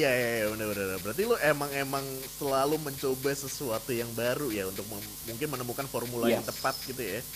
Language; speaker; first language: Indonesian; native; Indonesian